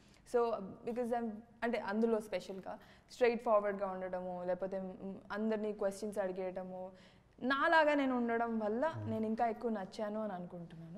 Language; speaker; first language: Telugu; native; Telugu